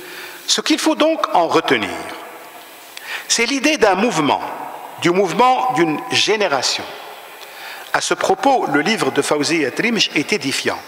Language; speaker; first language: French; non-native, local second language; Arabic